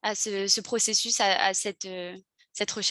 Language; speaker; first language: French; native; French